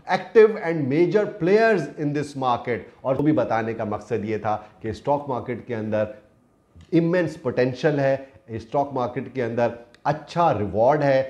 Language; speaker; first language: Urdu; native; Urdu